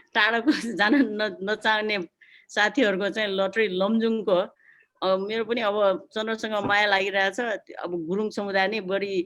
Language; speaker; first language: Nepali; native; Nepali